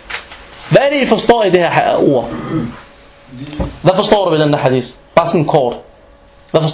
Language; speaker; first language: Danish; non-native, fluent; Arabic